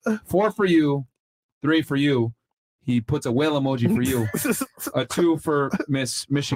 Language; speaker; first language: English; native; English